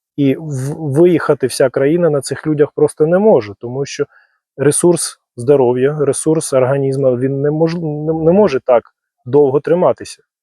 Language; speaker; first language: Ukrainian; non-native, local second language; Russian